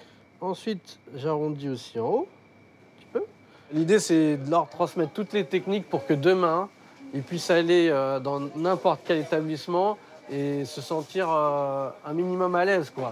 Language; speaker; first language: French; native; French